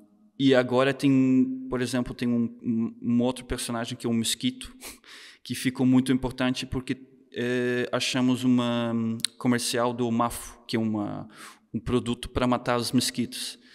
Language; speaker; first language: Portuguese; non-native, fluent; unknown